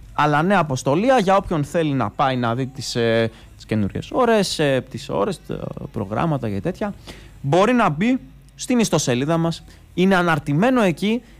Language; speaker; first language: Greek; native; Greek